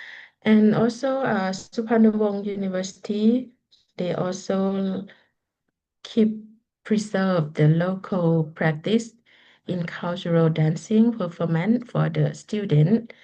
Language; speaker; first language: English; non-native, learner; Lao